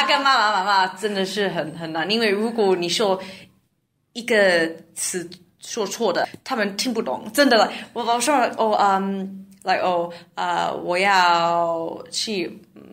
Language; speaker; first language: Chinese; non-native, learner; English